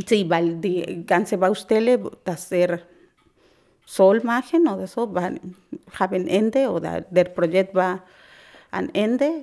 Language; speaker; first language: German; non-native, learner; Spanish